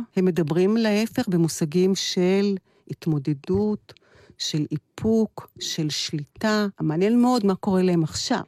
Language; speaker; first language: Hebrew; native; Hebrew